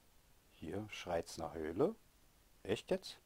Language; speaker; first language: German; native; German